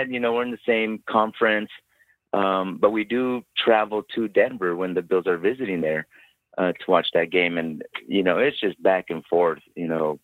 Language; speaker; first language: English; native; English